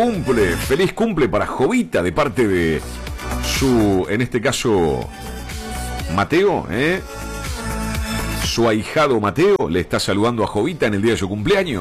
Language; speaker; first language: Spanish; native; Spanish